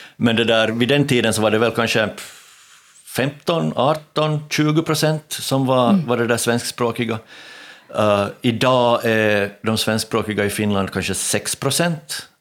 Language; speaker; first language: Swedish; native; Swedish